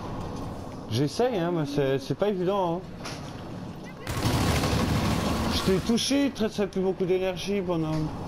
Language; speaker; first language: French; native; French